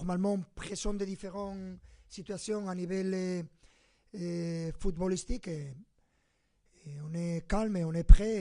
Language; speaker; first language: French; non-native, fluent; Spanish